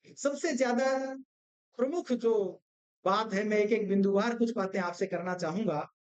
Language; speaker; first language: Hindi; non-native, local second language; Gujarati